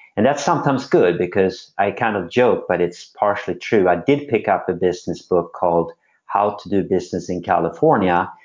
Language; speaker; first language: English; non-native, fluent; Swedish